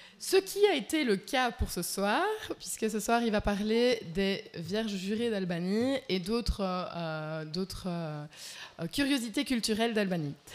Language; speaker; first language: French; native; French